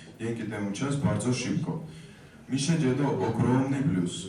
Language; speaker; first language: Polish; non-native, fluent; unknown